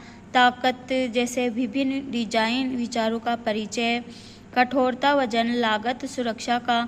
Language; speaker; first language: Hindi; native; Hindi